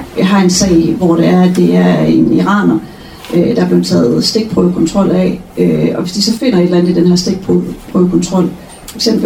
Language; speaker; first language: Danish; native; Danish